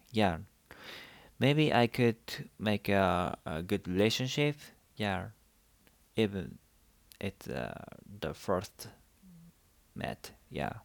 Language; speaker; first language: English; non-native, learner; Japanese